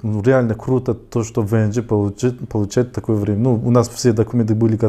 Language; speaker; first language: Russian; non-native, fluent; Tajik